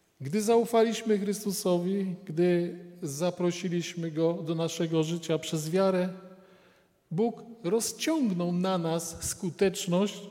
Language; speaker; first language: Polish; native; Polish